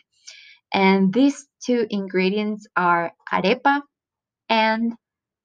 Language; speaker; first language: English; non-native, fluent; Spanish